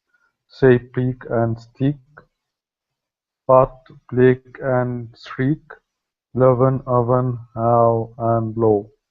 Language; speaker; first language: English; non-native, learner; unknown